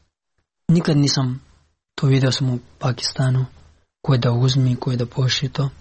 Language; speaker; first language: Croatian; non-native, learner; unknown